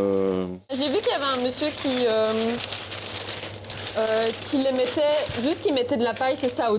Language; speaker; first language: French; native; French